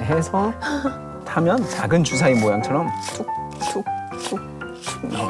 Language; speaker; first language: Korean; native; Korean